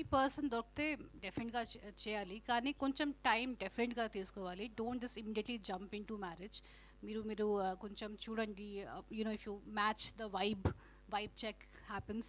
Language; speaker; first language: Telugu; non-native, fluent; Hindi